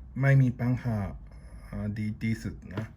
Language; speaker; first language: Thai; non-native, learner; Japanese